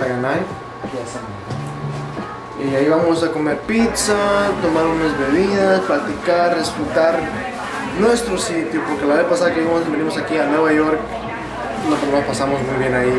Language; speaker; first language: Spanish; early bilingual, heritage; Spanish